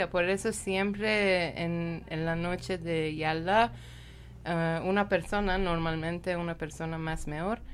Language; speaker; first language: Spanish; non-native, learner; Persian